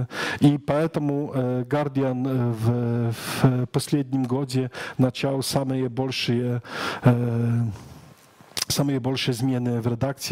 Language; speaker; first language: Russian; non-native, learner; Polish